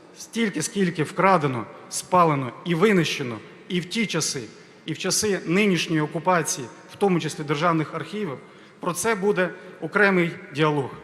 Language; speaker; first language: Ukrainian; native; Ukrainian